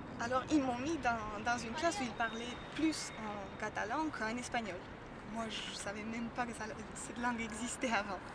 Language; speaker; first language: French; non-native, fluent; Romanian